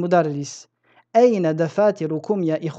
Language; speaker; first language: Arabic; non-native, fluent; French